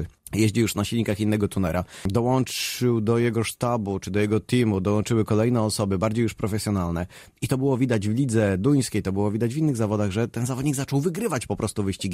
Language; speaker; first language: Polish; native; Polish